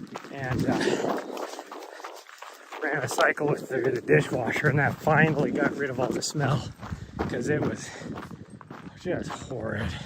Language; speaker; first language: English; native; English